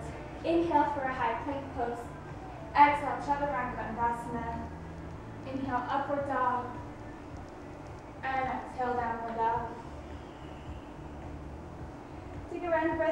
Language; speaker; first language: English; native; English